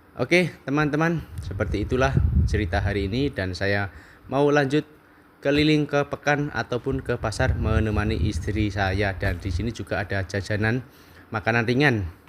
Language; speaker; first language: Indonesian; native; Indonesian